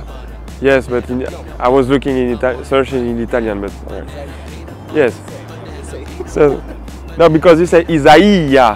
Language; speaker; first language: English; non-native, fluent; French